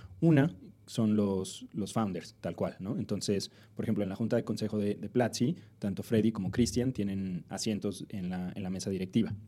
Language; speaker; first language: Spanish; native; Spanish